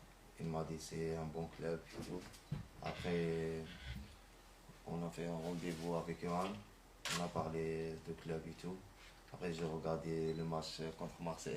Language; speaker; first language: French; non-native, local second language; Arabic